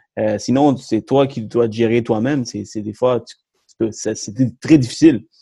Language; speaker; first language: French; early bilingual, other home language; Tamil